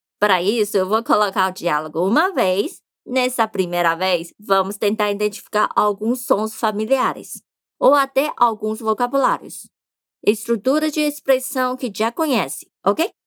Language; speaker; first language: Portuguese; non-native, fluent; Chinese